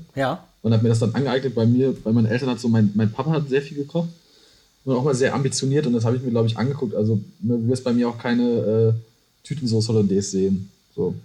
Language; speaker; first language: German; native; German